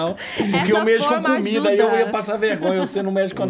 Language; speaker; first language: Portuguese; native; Portuguese